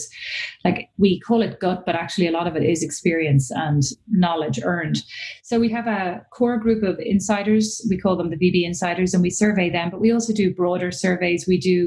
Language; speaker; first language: English; native; English